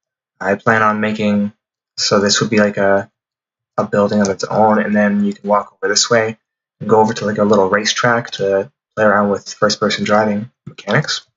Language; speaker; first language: English; native; English